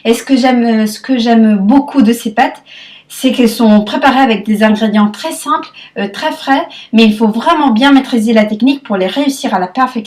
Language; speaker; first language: French; non-native, learner; Italian